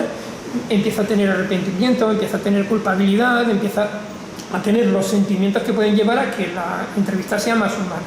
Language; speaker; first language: Spanish; native; Spanish